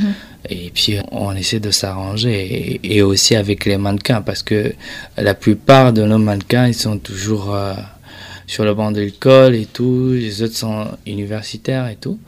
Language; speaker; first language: French; non-native, local second language; Rundi